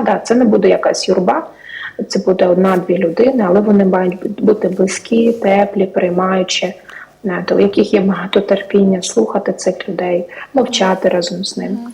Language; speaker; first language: Ukrainian; native; Ukrainian